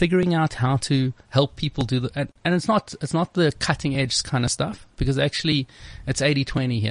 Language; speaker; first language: English; native; English